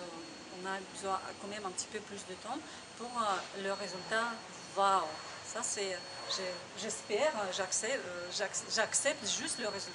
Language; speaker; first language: French; non-native, learner; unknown